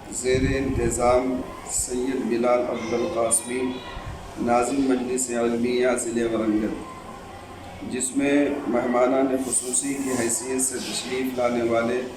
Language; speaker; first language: Urdu; native; Urdu